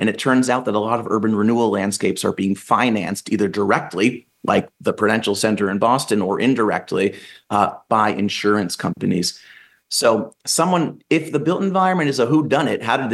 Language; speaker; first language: English; native; English